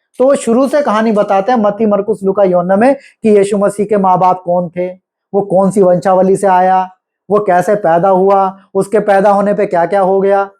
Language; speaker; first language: Hindi; native; Hindi